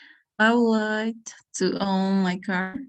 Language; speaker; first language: English; non-native, learner; Spanish